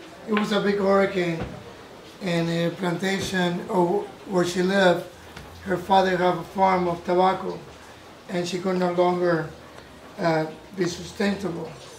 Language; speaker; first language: English; non-native, local second language; Spanish